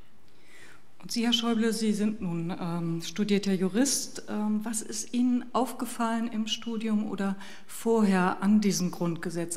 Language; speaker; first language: German; native; German